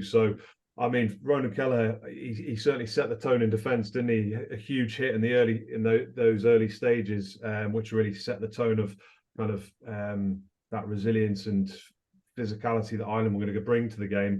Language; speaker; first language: English; native; English